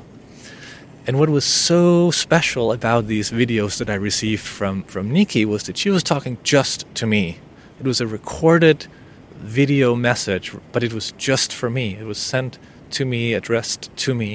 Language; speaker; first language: English; non-native, fluent; Danish